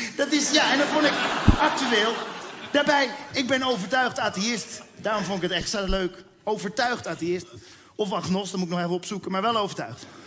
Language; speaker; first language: Dutch; early bilingual, other home language; Spanish